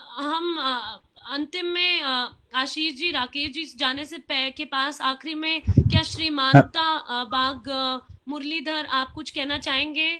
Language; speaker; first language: Hindi; native; Hindi